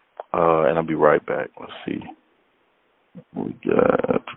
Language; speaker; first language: English; native; English